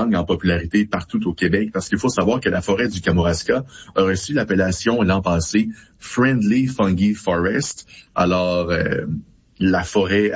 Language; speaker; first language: French; native; French